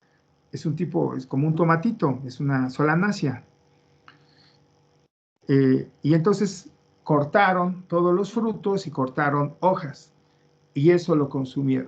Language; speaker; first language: Spanish; native; Spanish